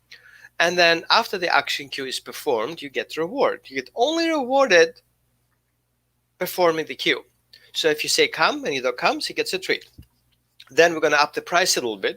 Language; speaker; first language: English; non-native, fluent; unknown